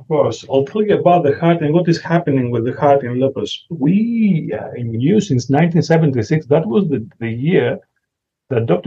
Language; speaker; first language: English; non-native, fluent; Greek